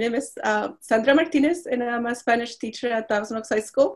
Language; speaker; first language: English; non-native, fluent; Spanish